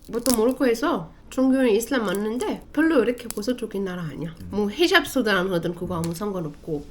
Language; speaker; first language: Korean; non-native, fluent; Arabic